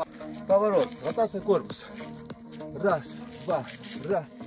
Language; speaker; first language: Russian; native; Russian